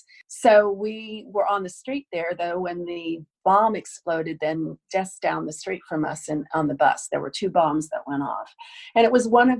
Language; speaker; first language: English; native; English